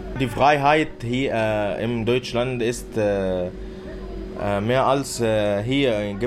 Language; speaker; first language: German; non-native, learner; Arabic